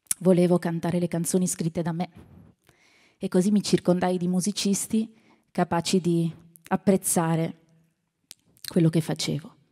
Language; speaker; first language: Italian; native; Italian